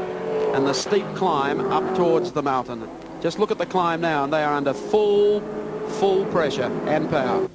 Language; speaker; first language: English; native; English